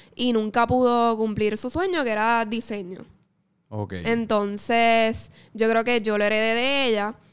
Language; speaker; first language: Spanish; native; Spanish